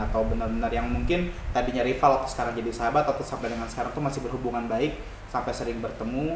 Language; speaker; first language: Indonesian; native; Indonesian